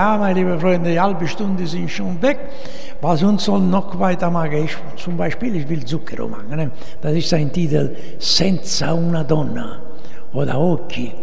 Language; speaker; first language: German; non-native, learner; Italian